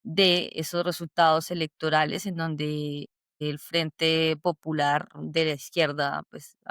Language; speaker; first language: Spanish; native; Spanish